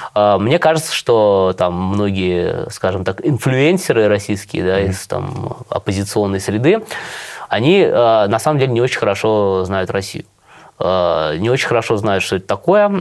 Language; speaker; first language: Russian; native; Russian